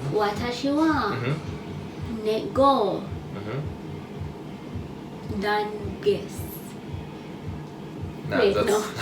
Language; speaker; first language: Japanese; non-native, learner; English